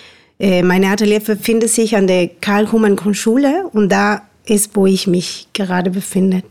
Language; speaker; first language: German; non-native, fluent; Spanish